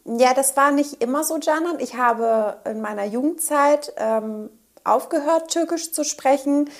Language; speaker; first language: German; native; German